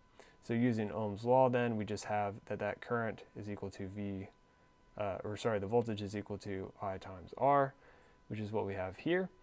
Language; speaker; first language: English; native; English